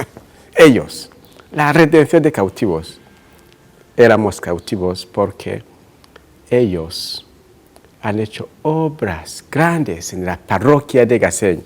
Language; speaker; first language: Spanish; non-native, local second language; Kinyarwanda